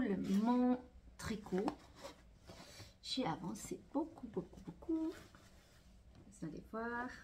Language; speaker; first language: French; non-native, fluent; Portuguese